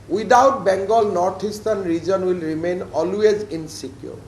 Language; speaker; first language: English; non-native, local second language; Assamese